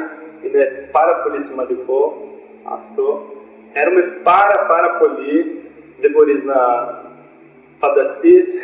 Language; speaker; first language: Greek; non-native, fluent; Portuguese